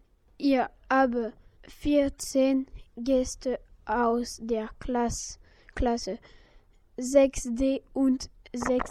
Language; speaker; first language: German; non-native, learner; French